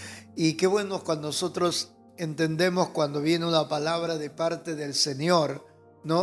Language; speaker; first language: Spanish; native; Spanish